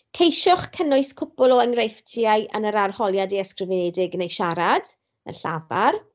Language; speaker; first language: Welsh; non-native, local second language; English